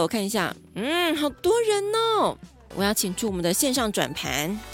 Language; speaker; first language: Chinese; native; Chinese